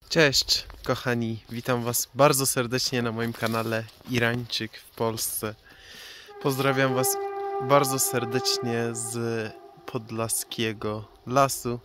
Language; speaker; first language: Polish; non-native, fluent; Persian